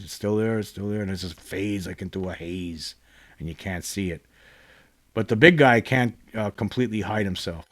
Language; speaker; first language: English; native; English